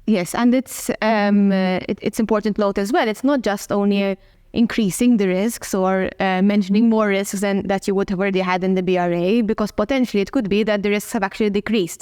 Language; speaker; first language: English; non-native, local second language; Maltese